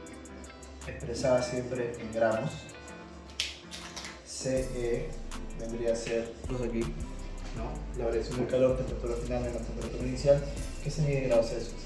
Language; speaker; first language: Spanish; native; Spanish